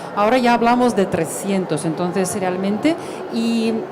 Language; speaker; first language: Spanish; non-native, fluent; Russian